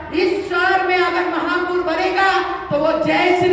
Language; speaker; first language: Hindi; non-native, local second language; Marathi